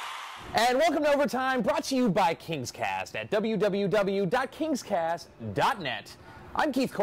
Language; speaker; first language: English; native; English